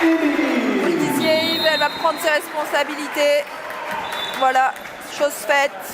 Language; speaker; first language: French; native; French